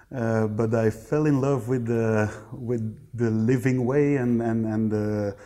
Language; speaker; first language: English; non-native, fluent; Dutch